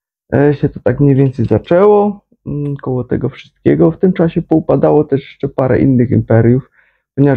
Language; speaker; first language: Polish; native; Polish